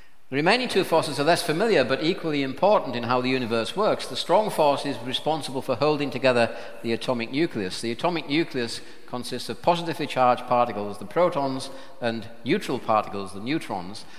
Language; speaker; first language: English; native; English